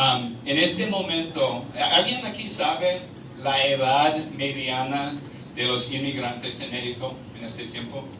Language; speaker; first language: Spanish; non-native, fluent; English